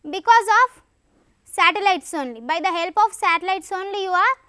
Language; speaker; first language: English; non-native, local second language; Telugu